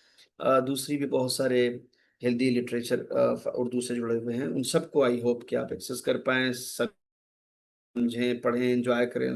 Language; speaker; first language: Hindi; native; Hindi